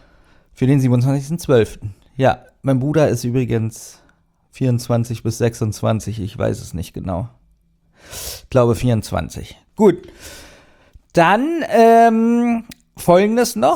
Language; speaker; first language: German; native; German